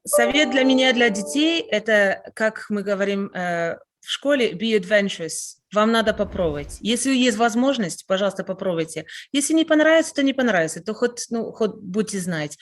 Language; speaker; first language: Russian; non-native, fluent; French